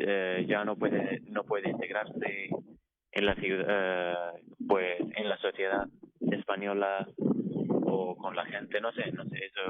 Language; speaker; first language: Spanish; non-native, fluent; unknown